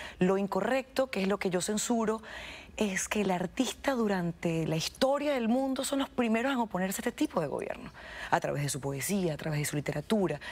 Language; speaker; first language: Spanish; native; Spanish